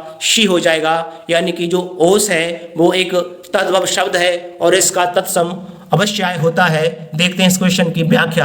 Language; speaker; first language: Hindi; native; Hindi